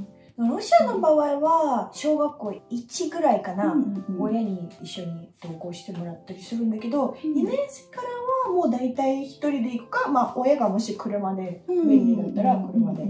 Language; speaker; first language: Japanese; non-native, fluent; Russian